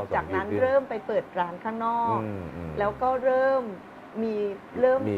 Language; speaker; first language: Thai; native; Thai